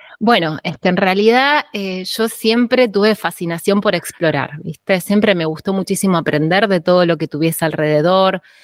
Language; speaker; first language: Spanish; native; Spanish